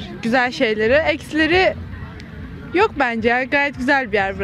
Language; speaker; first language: Turkish; native; Turkish